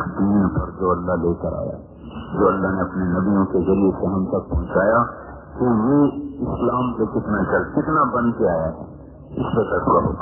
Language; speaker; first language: Urdu; non-native, local second language; Punjabi